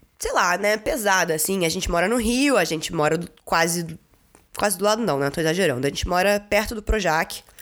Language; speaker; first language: Portuguese; native; Portuguese